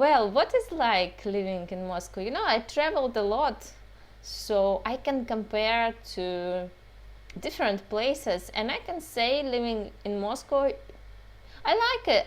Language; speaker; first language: English; non-native, fluent; Russian